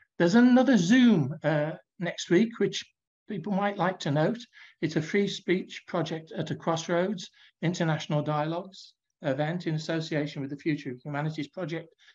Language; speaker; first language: English; native; English